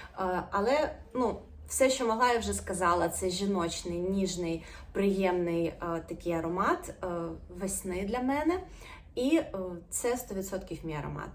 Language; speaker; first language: Ukrainian; non-native, local second language; Russian